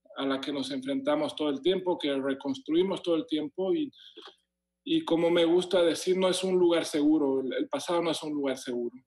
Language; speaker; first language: Spanish; native; Spanish